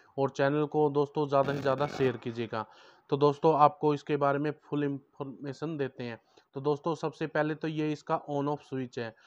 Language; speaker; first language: Hindi; native; Hindi